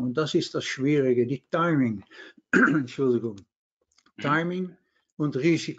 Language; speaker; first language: German; non-native, fluent; Dutch